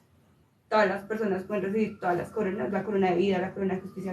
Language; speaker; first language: Spanish; native; Spanish